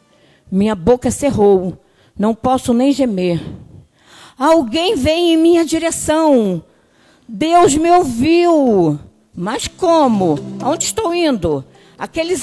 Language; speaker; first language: Portuguese; native; Portuguese